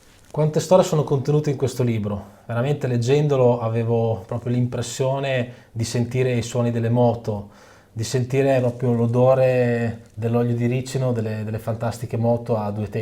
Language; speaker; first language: Italian; native; Italian